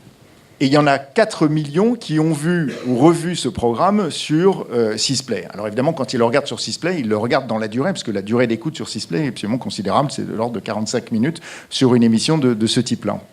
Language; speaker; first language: French; native; French